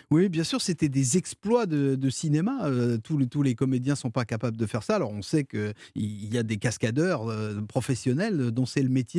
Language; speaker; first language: French; native; French